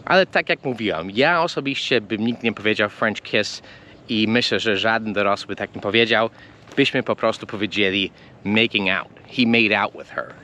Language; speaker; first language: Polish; non-native, fluent; English